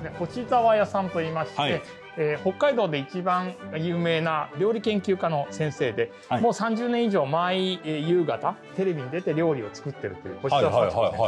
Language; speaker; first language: Japanese; native; Japanese